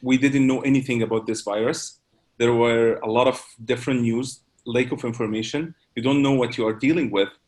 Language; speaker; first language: English; non-native, fluent; Arabic